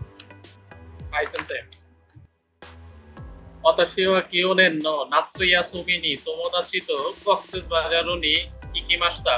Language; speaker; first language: Japanese; non-native, learner; Bangla